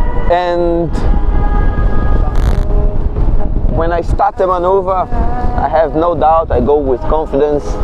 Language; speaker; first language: English; non-native, fluent; Portuguese